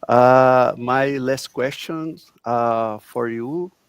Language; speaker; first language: English; non-native, learner; Portuguese